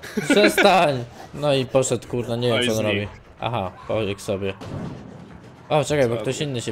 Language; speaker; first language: Polish; native; Polish